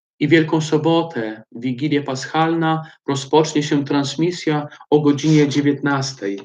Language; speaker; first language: Polish; native; Polish